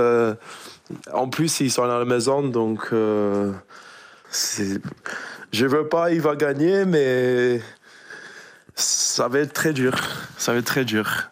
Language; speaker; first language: French; non-native, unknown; English